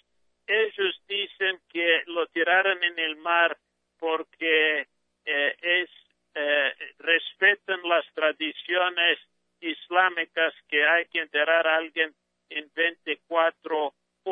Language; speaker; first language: Spanish; non-native, fluent; English